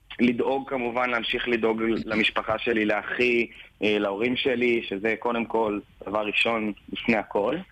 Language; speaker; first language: Hebrew; native; Hebrew